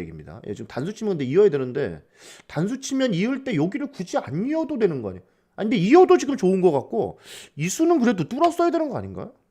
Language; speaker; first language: Korean; native; Korean